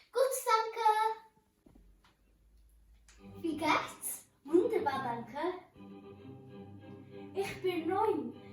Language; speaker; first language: German; non-native, learner; Welsh